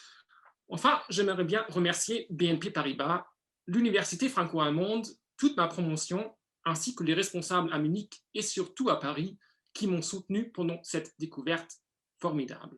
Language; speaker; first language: French; non-native, fluent; German